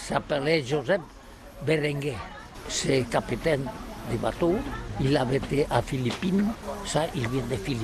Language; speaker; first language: French; non-native, learner; Catalan